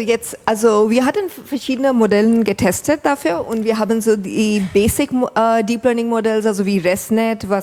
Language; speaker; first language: German; non-native, fluent; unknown